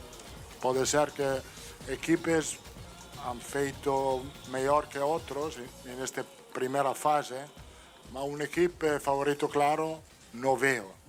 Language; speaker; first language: Portuguese; non-native, fluent; Italian